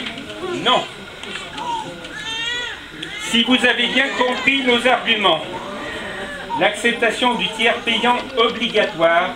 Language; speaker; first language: French; native; French